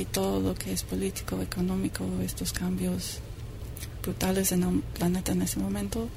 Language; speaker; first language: Spanish; non-native, fluent; English